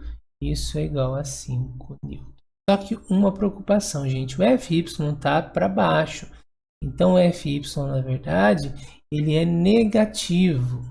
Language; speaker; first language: Portuguese; native; Portuguese